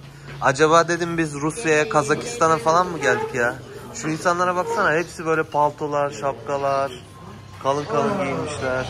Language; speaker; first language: Turkish; native; Turkish